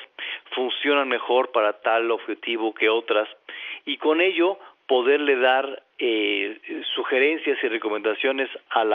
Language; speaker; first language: Spanish; native; Spanish